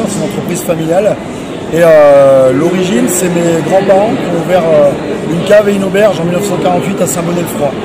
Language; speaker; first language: French; native; French